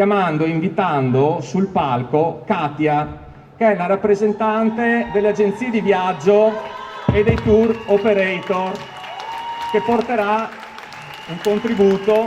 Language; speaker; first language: Italian; native; Italian